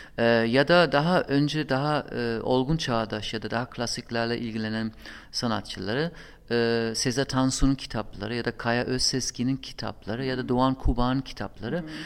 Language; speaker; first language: Turkish; non-native, fluent; German